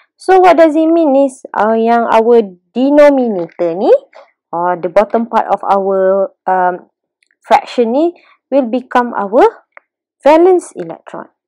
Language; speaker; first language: English; non-native, local second language; Malay